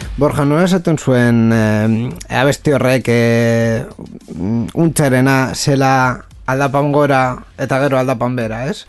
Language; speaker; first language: Basque; non-native, local second language; Spanish